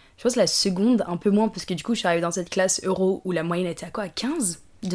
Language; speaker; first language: French; native; French